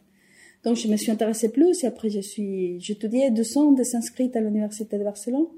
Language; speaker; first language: French; non-native, fluent; Spanish